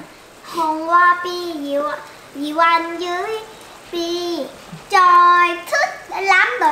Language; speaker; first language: Vietnamese; early bilingual, heritage; Vietnamese